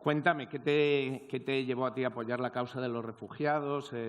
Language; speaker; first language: Spanish; native; Spanish